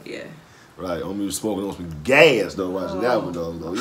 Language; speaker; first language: English; native; English